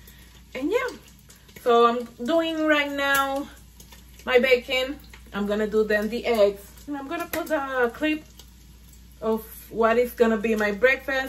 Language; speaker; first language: English; non-native, fluent; Spanish